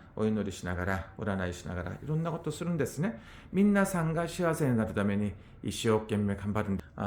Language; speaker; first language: Japanese; non-native, fluent; Korean